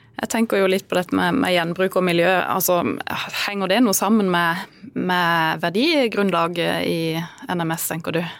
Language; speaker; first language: Norwegian; native; Norwegian